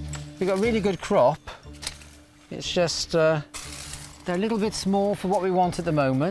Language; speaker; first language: English; native; English